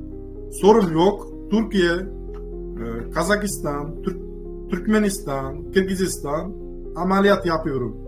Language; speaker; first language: Turkish; non-native, learner; Uzbek